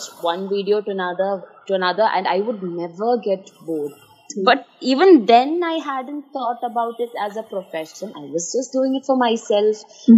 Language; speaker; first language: English; non-native, local second language; Malayalam